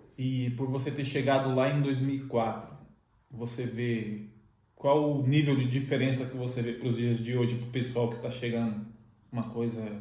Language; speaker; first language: Portuguese; native; Portuguese